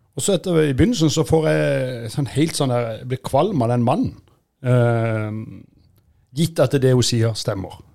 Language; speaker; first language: Norwegian; native; Norwegian